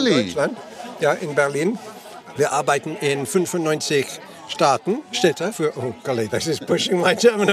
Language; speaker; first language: German; non-native, learner; English